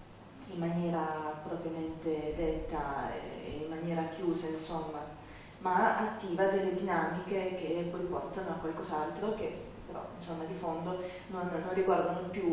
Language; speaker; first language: Italian; native; Italian